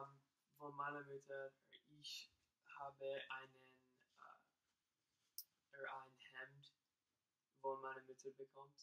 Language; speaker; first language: German; non-native, learner; English